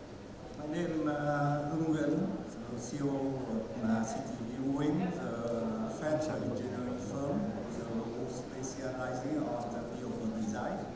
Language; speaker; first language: English; non-native, learner; Vietnamese